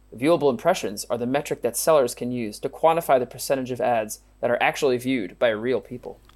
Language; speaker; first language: English; native; English